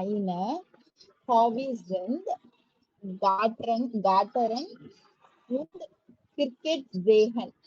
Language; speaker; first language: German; non-native, fluent; Tamil